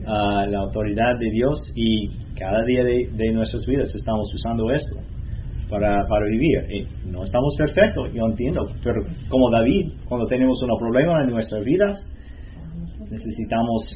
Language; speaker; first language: Spanish; non-native, learner; English